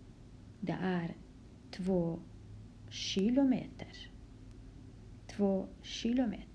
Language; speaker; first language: Swedish; non-native, fluent; Kurdish